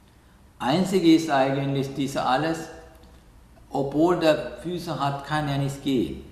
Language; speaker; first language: German; non-native, learner; Sinhala